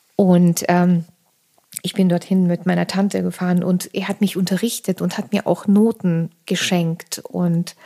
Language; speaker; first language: German; non-native, fluent; Armenian